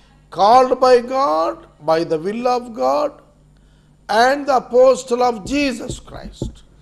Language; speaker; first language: English; non-native, local second language; Telugu